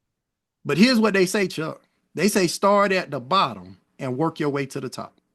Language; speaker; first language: English; native; English